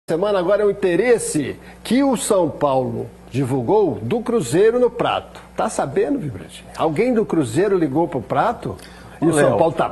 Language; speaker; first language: Portuguese; native; Portuguese